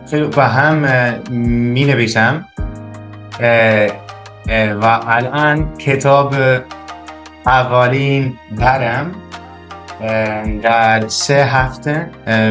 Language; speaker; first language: Persian; non-native, learner; Dutch